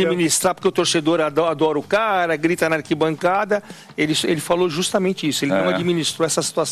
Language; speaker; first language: Portuguese; native; Portuguese